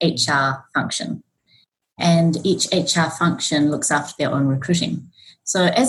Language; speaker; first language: English; native; English